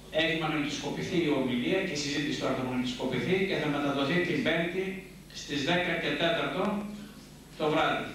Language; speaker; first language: Greek; native; Greek